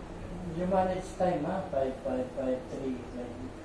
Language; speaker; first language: English; non-native, learner; Filipino